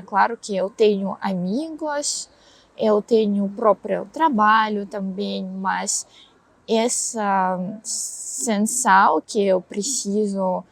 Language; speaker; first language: Portuguese; non-native, learner; Russian